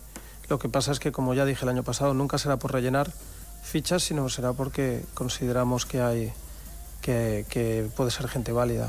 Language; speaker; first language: Spanish; native; Spanish